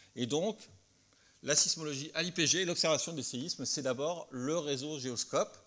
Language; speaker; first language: French; native; French